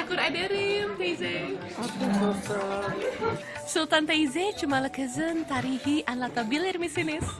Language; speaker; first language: Turkish; non-native, learner; Indonesian